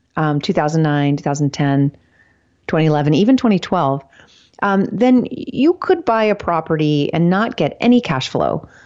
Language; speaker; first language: English; native; English